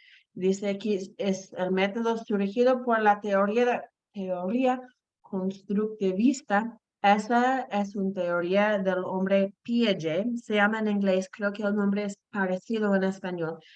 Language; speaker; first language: Spanish; non-native, fluent; English